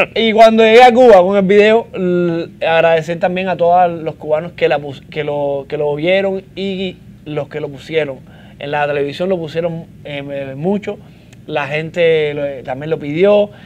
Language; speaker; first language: Spanish; native; Spanish